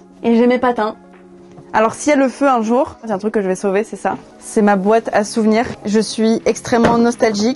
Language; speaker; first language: French; native; French